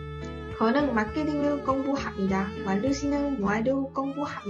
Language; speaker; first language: Korean; non-native, learner; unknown